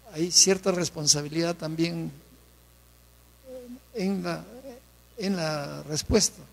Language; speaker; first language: Spanish; native; Spanish